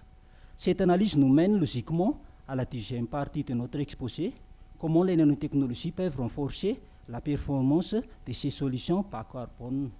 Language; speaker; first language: French; non-native, local second language; Malagasy